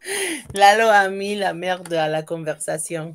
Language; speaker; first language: Spanish; native; Spanish